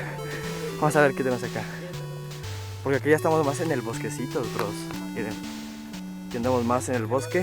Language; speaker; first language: Spanish; native; Spanish